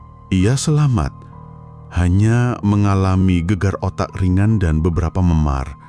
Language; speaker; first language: Indonesian; native; Indonesian